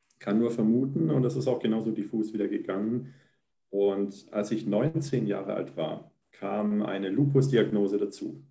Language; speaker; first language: German; native; German